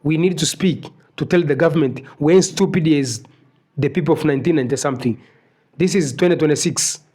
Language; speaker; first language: English; non-native, local second language; Swahili